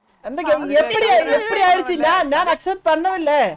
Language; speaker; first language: Tamil; non-native, learner; Malayalam